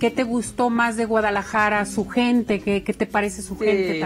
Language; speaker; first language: Spanish; native; Spanish